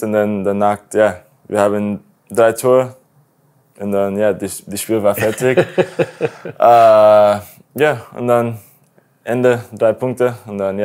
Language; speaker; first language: German; non-native, learner; English